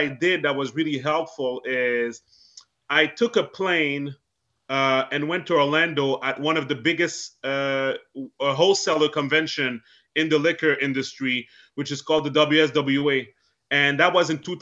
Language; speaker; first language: English; native; English